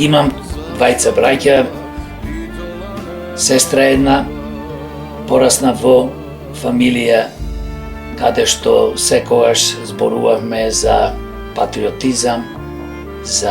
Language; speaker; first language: Macedonian; native; Macedonian